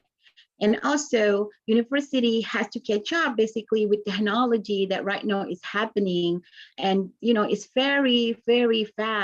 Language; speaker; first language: English; non-native, fluent; Indonesian